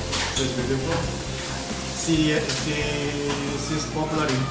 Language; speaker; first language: English; non-native, learner; Indonesian